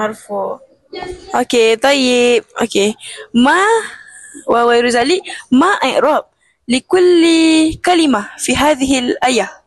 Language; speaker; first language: Arabic; non-native, learner; Malay